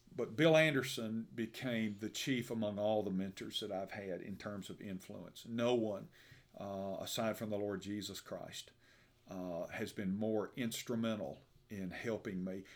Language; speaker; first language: English; native; English